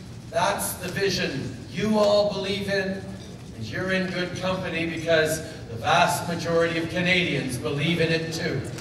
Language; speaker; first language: English; early bilingual, other home language; French